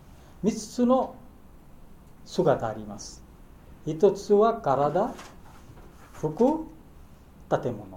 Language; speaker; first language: Japanese; non-native, learner; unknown